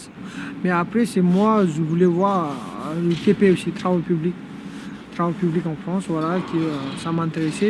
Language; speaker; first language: French; non-native, fluent; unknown